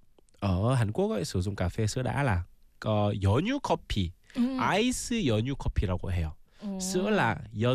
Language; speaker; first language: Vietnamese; early bilingual, heritage; Vietnamese